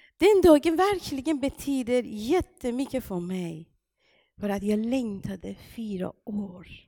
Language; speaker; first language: Swedish; non-native, fluent; Persian